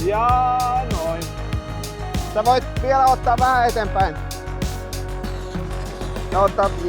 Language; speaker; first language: Finnish; non-native, fluent; Swedish